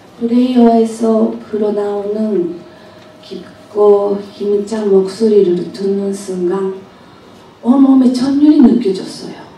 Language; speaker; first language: Korean; non-native, fluent; Japanese